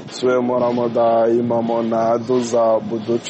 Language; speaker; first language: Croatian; non-native, learner; Rundi